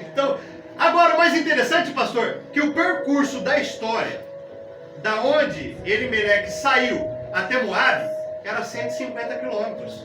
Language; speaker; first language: Portuguese; native; Portuguese